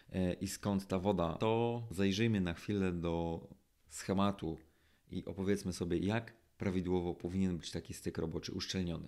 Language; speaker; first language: Polish; native; Polish